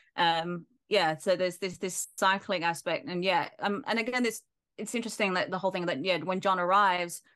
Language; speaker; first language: English; native; English